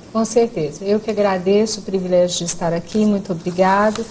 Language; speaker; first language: Portuguese; native; Portuguese